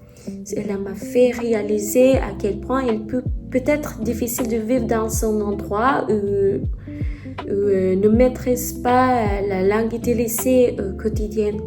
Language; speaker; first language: French; non-native, learner; Filipino